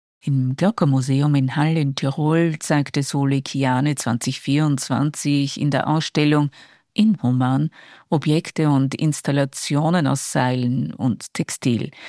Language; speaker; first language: German; native; German